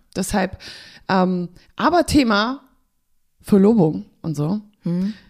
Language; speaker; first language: German; early bilingual, other home language; Polish